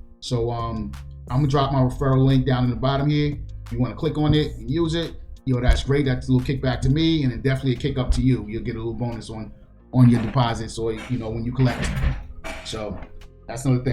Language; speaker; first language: English; native; English